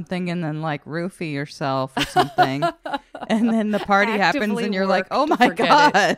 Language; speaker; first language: English; native; English